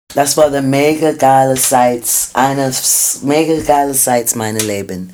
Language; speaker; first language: German; non-native, fluent; English